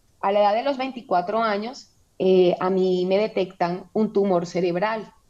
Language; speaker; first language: Spanish; native; Spanish